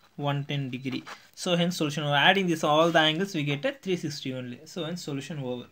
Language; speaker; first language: English; non-native, local second language; Tamil